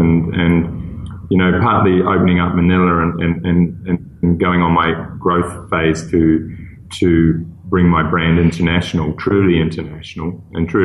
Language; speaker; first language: English; native; English